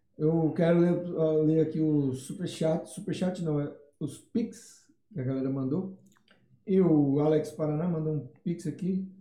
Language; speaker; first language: Portuguese; native; Portuguese